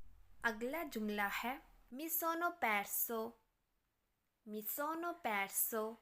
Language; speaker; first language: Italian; non-native, learner; Urdu